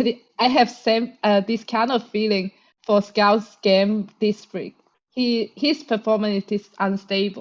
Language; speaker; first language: English; non-native, fluent; Chinese